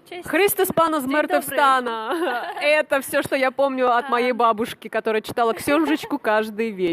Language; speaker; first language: Russian; native; Russian